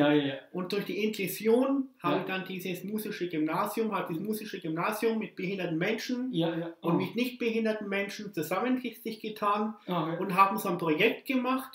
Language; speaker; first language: German; early bilingual, other home language; English